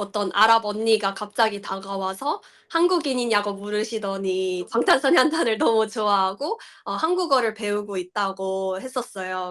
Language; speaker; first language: Korean; early bilingual, heritage; Korean